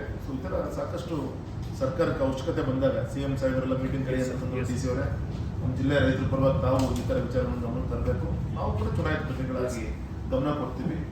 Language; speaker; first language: Kannada; native; Kannada